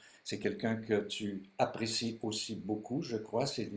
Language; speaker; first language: French; native; French